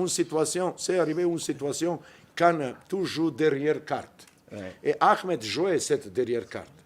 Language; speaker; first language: French; non-native, fluent; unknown